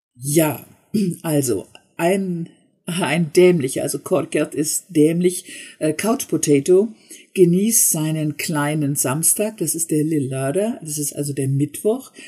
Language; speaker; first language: German; native; German